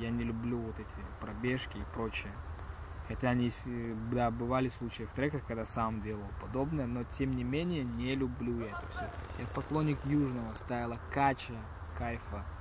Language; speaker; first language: Russian; early bilingual, heritage; Russian